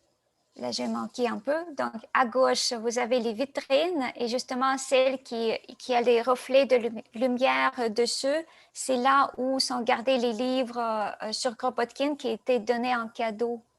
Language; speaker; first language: French; non-native, fluent; Russian